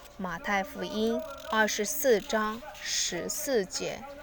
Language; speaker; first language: Chinese; non-native, learner; Korean